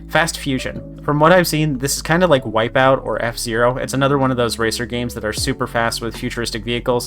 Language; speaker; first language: English; native; English